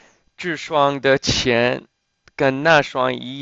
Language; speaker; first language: Chinese; non-native, fluent; English